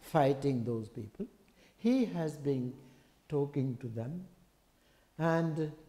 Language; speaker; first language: English; non-native, fluent; French